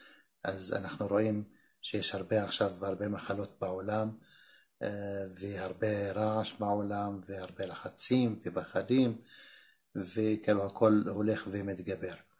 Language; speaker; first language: Hebrew; non-native, local second language; Arabic